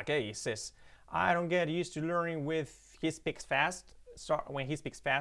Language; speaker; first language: English; non-native, fluent; Spanish